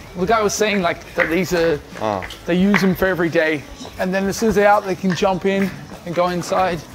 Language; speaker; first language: English; native; English